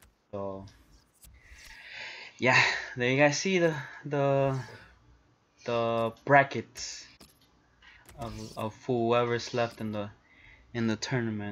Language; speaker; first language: English; early bilingual, other home language; Spanish